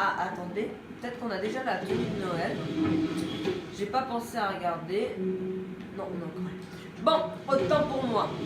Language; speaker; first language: French; native; French